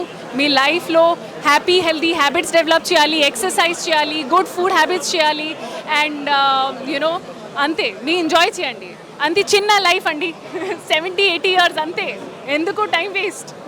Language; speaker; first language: Telugu; non-native, learner; Hindi